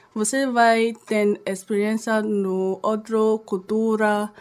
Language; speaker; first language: Portuguese; non-native, learner; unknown